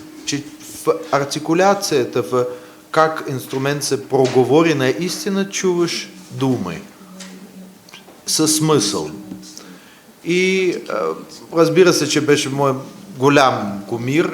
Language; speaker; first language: Bulgarian; non-native, fluent; Russian